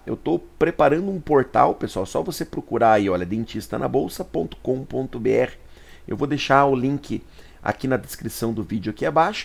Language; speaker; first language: Portuguese; native; Portuguese